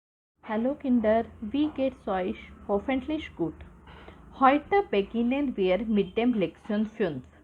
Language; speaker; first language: German; non-native, fluent; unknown